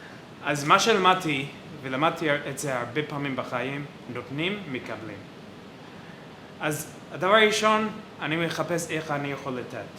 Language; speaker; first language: Hebrew; non-native, fluent; English